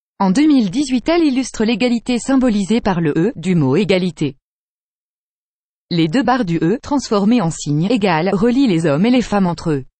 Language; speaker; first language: French; native; French